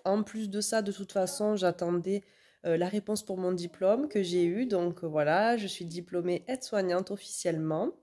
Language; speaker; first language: French; native; French